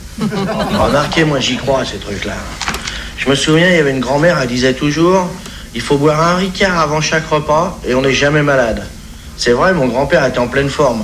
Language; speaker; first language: French; native; French